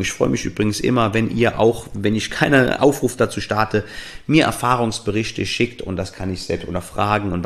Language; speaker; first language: German; native; German